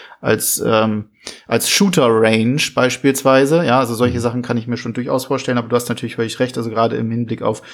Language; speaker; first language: German; native; German